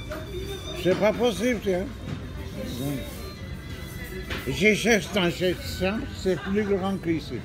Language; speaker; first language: French; non-native, learner; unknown